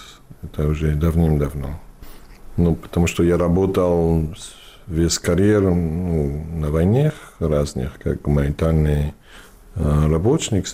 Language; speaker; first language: Russian; non-native, fluent; English